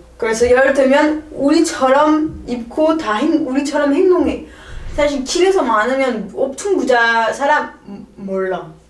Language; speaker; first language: Korean; non-native, learner; French